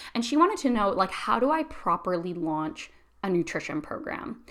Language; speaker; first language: English; native; English